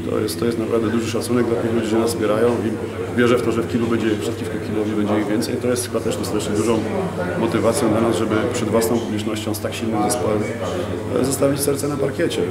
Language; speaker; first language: Polish; native; Polish